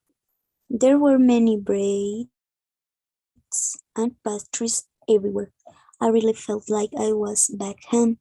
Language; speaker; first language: English; non-native, learner; Spanish